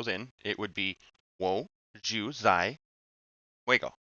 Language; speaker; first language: Chinese; non-native, learner; English